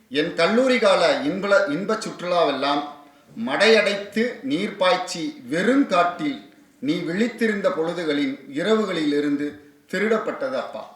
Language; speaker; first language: Tamil; native; Tamil